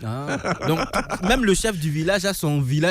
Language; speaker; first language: French; non-native, local second language; Lingala